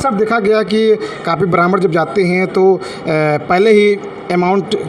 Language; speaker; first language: Hindi; native; Hindi